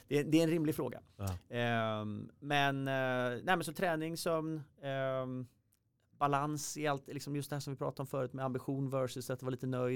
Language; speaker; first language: Swedish; native; Swedish